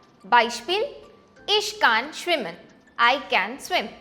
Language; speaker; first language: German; non-native, fluent; Malayalam